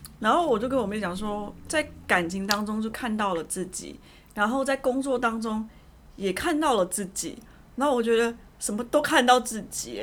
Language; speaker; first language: Chinese; early bilingual, heritage; Chinese